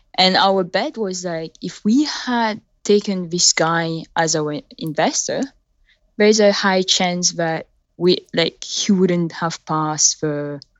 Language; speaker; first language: English; non-native, fluent; French